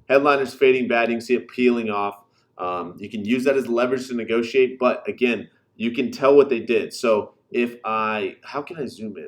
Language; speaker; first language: English; native; English